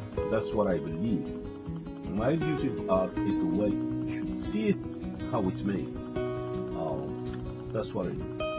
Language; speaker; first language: English; non-native, learner; Arabic